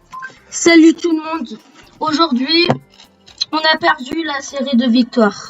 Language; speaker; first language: French; native; French